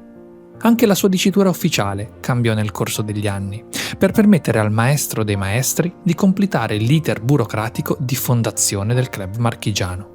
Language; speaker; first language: Italian; native; Italian